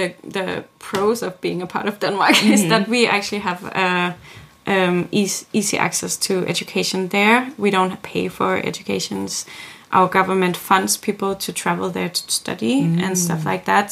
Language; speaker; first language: English; non-native, fluent; Kalaallisut